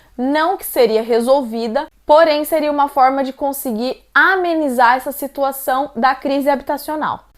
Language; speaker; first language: Portuguese; native; Portuguese